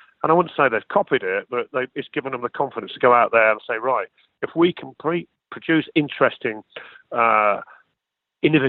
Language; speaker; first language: English; native; English